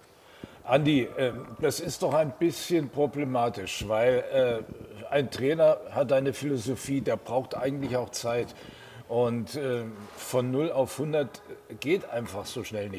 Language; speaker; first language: German; native; German